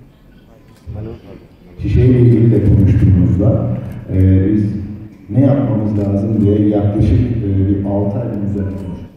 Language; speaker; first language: Turkish; native; Turkish